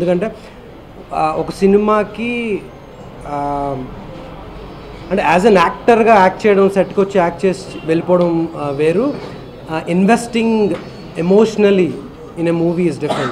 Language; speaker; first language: Telugu; native; Telugu